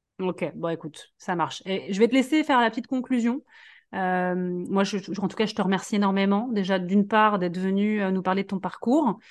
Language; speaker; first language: French; native; French